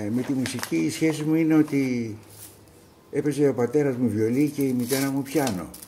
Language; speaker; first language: Greek; native; Greek